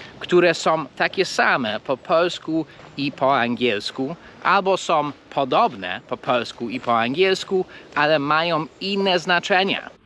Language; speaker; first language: Polish; non-native, fluent; English